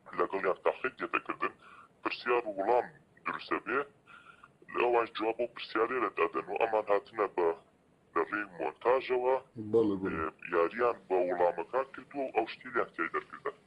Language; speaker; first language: Central Kurdish; non-native, local second language; Kurdish